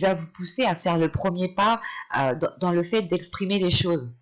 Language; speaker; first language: French; native; French